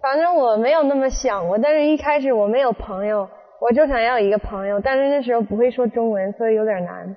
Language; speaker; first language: Chinese; early bilingual, other home language; English